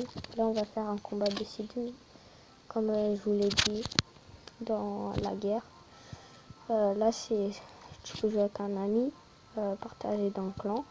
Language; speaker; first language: French; native; French